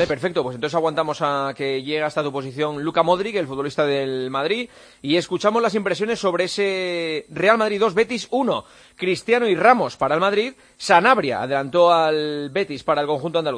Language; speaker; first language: Spanish; native; Spanish